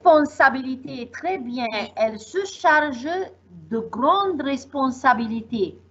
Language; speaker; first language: French; non-native, fluent; Arabic